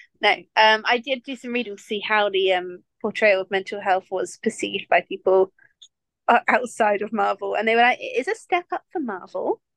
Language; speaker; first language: English; native; English